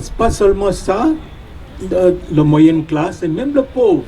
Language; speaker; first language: French; non-native, fluent; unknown